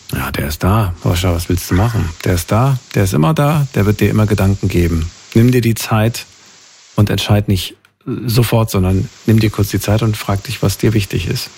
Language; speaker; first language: German; native; German